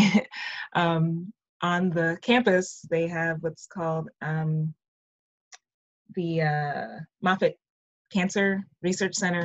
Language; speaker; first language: English; native; English